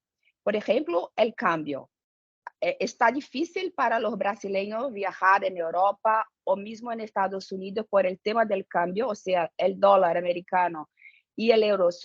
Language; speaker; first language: Spanish; non-native, fluent; Portuguese